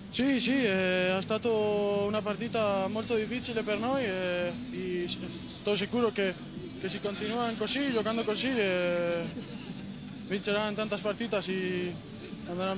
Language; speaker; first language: Italian; non-native, learner; Spanish